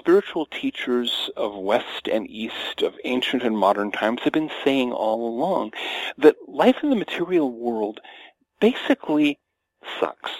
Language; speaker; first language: English; native; English